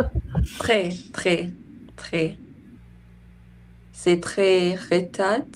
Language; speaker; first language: French; non-native, learner; English